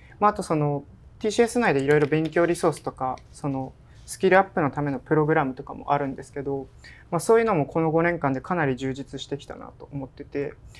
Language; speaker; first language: Japanese; native; Japanese